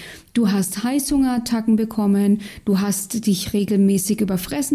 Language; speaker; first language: German; native; German